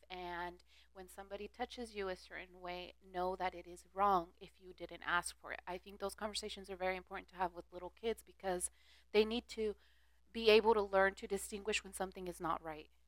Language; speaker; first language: English; early bilingual, other home language; Spanish